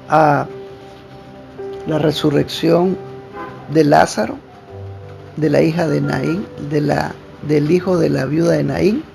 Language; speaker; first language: Spanish; native; Spanish